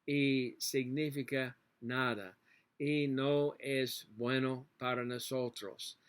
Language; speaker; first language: Spanish; non-native, learner; English